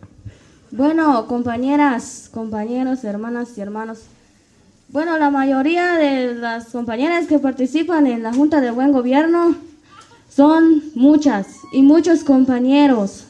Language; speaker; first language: Spanish; non-native, local second language; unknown